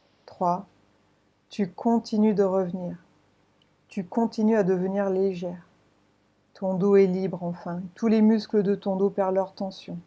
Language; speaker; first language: French; native; French